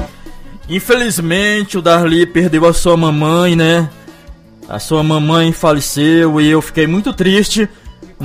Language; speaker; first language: Portuguese; native; Portuguese